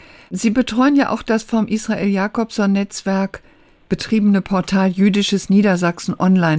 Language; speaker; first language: German; native; German